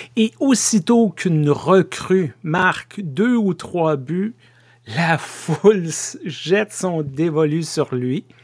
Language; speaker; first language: French; native; French